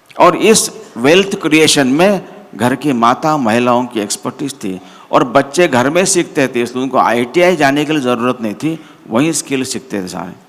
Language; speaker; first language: Hindi; non-native, local second language; Marathi